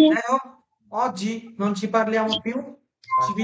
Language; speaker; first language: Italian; non-native, fluent; Bangla